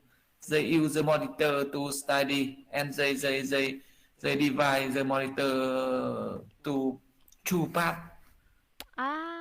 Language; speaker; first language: English; non-native, learner; Vietnamese